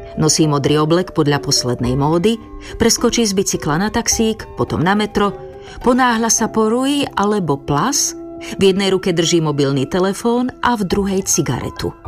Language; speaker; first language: Slovak; native; Slovak